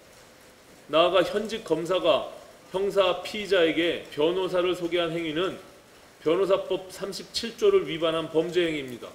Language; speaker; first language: Korean; native; Korean